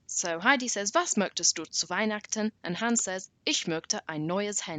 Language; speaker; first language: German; non-native, learner; English